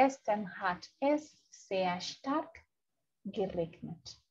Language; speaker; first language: German; non-native, fluent; Spanish